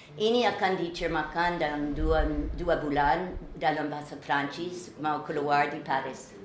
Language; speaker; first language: Indonesian; non-native, fluent; English